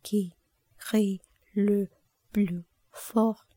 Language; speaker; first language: French; non-native, learner; Spanish